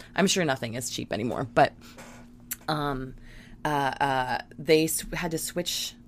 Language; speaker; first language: English; native; English